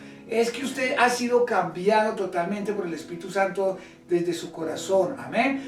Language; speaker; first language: Spanish; native; Spanish